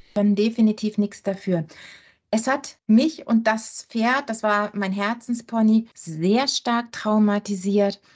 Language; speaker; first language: German; native; German